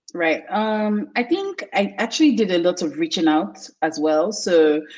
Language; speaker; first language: English; non-native, local second language; Yoruba